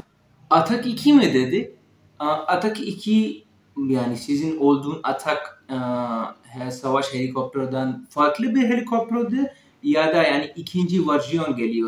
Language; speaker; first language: Turkish; non-native, fluent; Urdu